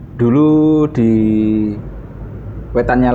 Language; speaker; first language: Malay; non-native, local second language; Javanese